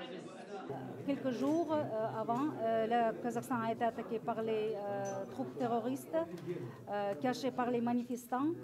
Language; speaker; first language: French; non-native, fluent; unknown